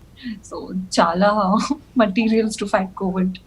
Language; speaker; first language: Telugu; non-native, learner; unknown